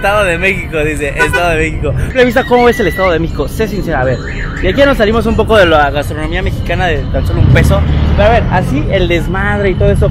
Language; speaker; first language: Spanish; native; Spanish